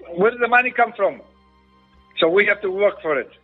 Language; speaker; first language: English; non-native, learner; Greek